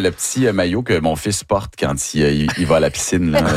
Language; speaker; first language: French; native; French